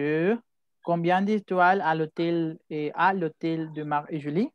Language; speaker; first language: French; non-native, fluent; Spanish